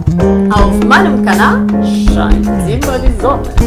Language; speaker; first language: German; non-native, fluent; Italian